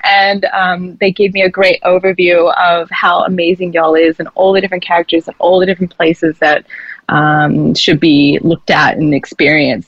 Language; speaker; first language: English; native; English